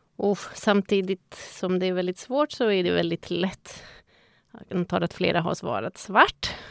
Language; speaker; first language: Swedish; non-native, fluent; Spanish